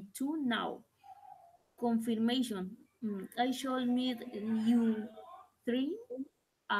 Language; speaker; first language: English; non-native, learner; Spanish